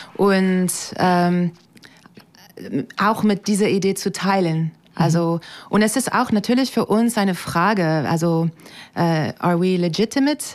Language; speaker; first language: German; non-native, fluent; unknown